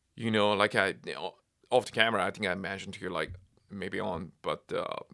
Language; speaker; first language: English; non-native, fluent; Korean